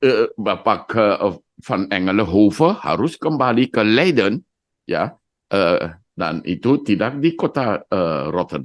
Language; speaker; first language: Indonesian; non-native, fluent; Dutch